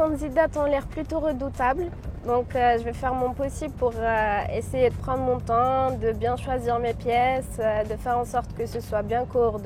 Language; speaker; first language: French; non-native, local second language; Arabic